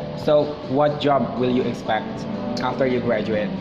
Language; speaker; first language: English; non-native, fluent; Indonesian